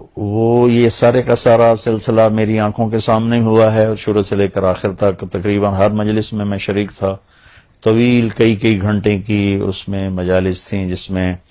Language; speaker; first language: Urdu; non-native, local second language; Punjabi